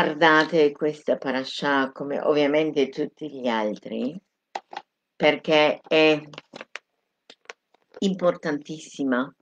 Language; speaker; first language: Italian; non-native, fluent; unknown